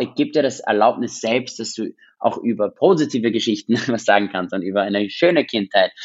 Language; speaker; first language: German; non-native, local second language; English